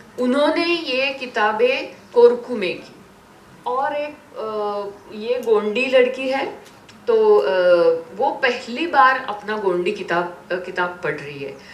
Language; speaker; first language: Hindi; non-native, local second language; Marathi